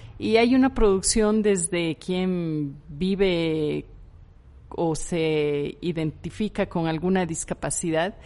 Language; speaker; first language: Spanish; native; Spanish